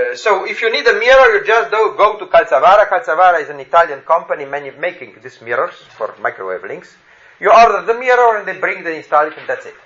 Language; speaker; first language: English; non-native, fluent; Slovenian